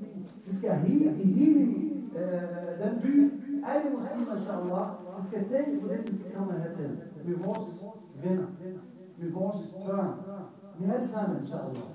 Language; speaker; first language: Danish; non-native, fluent; Arabic